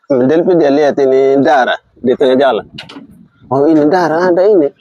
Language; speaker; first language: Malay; non-native, local second language; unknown